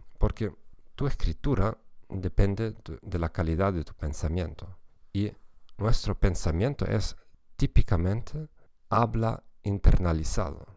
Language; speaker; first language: Spanish; non-native, fluent; German